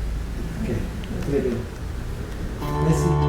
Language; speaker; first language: French; non-native, fluent; English